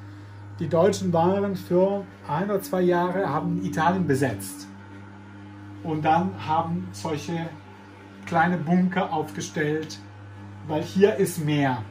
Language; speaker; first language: German; non-native, fluent; Italian